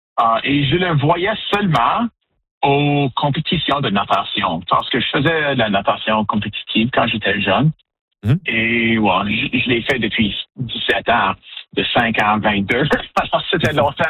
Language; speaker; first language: French; non-native, local second language; English